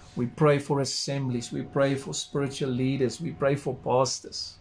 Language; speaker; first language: English; non-native, local second language; Afrikaans